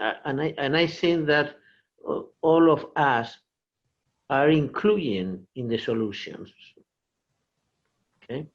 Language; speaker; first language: English; non-native, learner; Portuguese